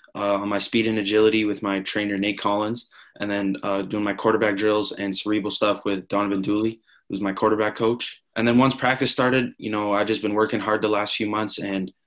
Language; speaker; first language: English; native; English